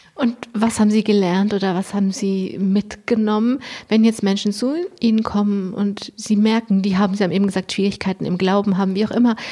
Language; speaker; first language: German; native; German